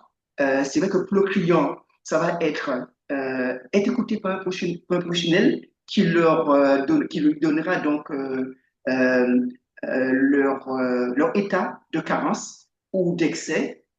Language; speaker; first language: French; native; French